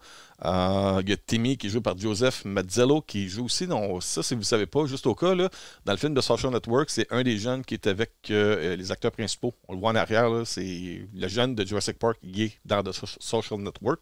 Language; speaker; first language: French; native; French